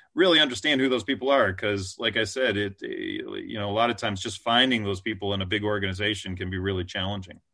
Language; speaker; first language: English; native; English